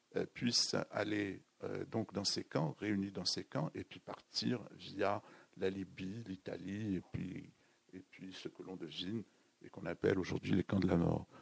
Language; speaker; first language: French; native; French